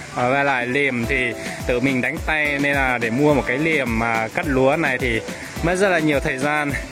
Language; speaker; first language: Vietnamese; non-native, local second language; Iu Mien